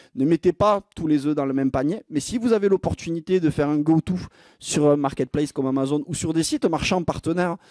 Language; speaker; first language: French; native; French